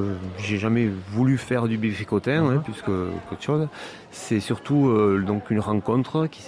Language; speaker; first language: French; native; French